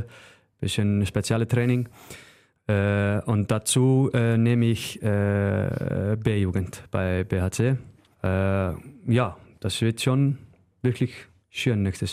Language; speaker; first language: German; non-native, fluent; Icelandic